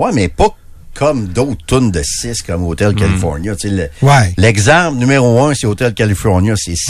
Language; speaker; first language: French; native; French